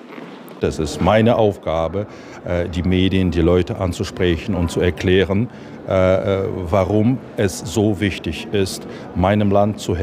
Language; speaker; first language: German; non-native, fluent; Ukrainian